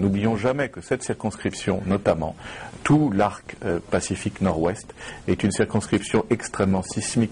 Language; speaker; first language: French; native; French